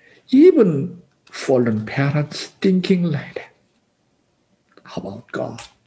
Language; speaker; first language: English; non-native, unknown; Korean